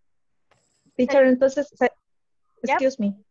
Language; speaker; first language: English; non-native, learner; Spanish